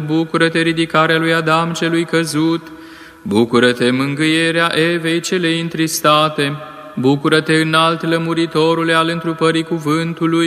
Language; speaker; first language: Romanian; native; Romanian